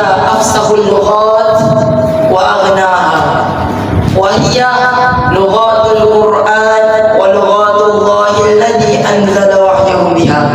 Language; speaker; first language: Arabic; non-native, learner; Malay